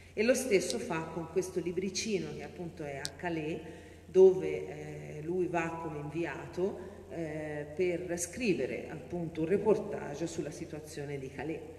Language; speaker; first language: Italian; native; Italian